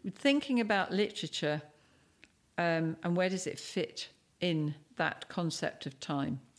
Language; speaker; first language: English; native; English